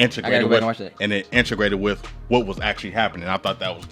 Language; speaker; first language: English; native; English